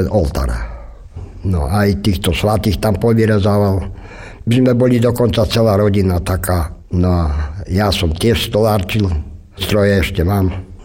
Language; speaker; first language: Slovak; native; Slovak